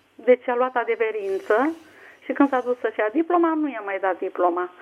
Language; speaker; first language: Romanian; non-native, fluent; Turkish